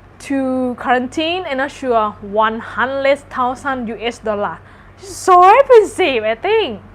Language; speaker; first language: English; non-native, learner; Thai